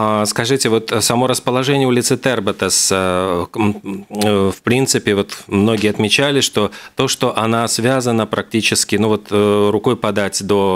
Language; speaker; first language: Russian; native; Russian